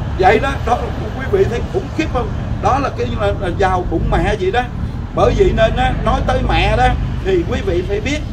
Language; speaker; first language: Vietnamese; native; Vietnamese